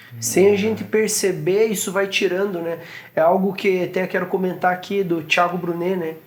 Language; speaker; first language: Portuguese; native; Portuguese